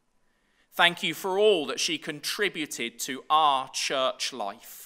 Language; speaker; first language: English; native; English